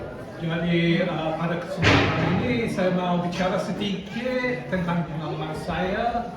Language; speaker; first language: Indonesian; non-native, fluent; English